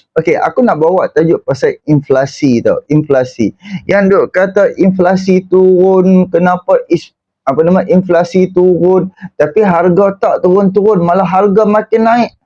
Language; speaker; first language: Malay; native; Malay